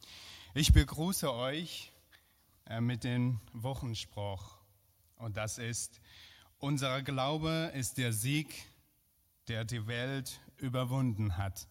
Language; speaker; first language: German; non-native, fluent; Persian